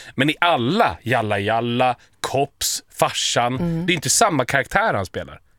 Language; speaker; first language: Swedish; native; Swedish